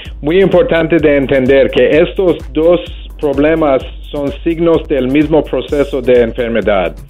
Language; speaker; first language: Spanish; non-native, fluent; English